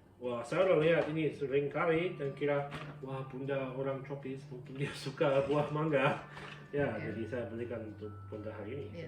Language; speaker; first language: Indonesian; non-native, fluent; English